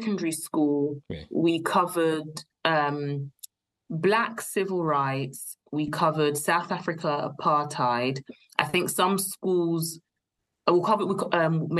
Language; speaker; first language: English; native; English